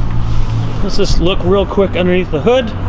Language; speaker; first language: English; native; English